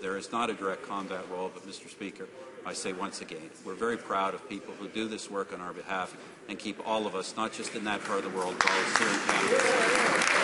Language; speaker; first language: English; native; English